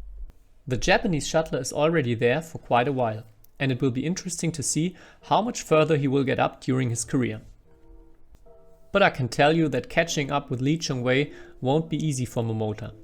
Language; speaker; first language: English; non-native, fluent; German